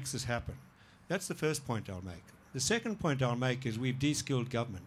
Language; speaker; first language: English; native; English